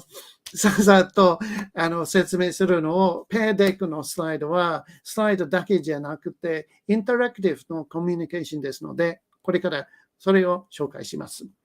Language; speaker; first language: Japanese; non-native, learner; English